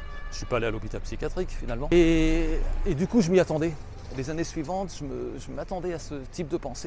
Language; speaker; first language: French; native; French